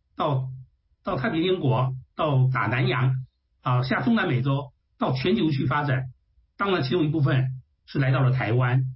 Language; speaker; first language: Chinese; non-native, local second language; Hakka Chinese